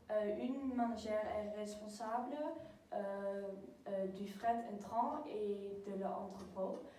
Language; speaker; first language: French; non-native, learner; Dutch